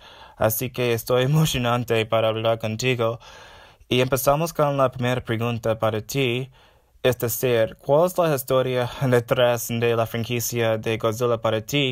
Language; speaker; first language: Spanish; non-native, learner; English